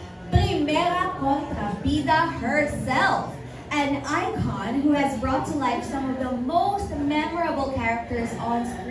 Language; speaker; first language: English; non-native, local second language; Filipino